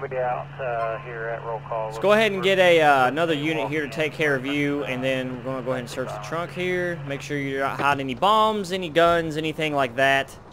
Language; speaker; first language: English; native; English